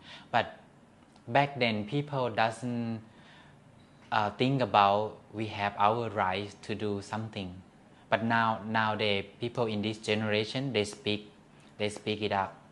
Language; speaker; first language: English; non-native, learner; Thai